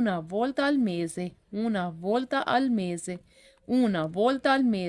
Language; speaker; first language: Italian; non-native, learner; Urdu